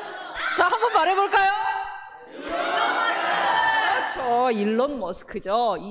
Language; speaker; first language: Korean; native; Korean